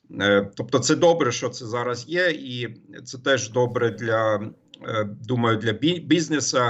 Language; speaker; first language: Ukrainian; non-native, fluent; German